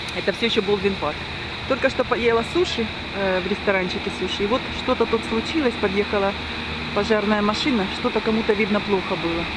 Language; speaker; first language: Russian; native; Russian